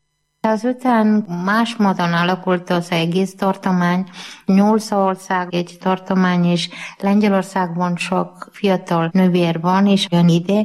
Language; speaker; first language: Hungarian; non-native, learner; Malayalam